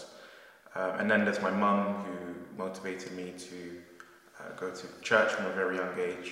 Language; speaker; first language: English; native; English